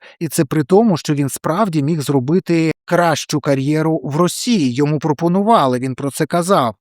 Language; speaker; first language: Ukrainian; native; Ukrainian